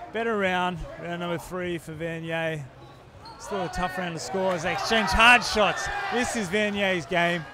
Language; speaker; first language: English; native; English